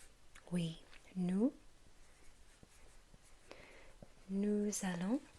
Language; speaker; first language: French; non-native, learner; English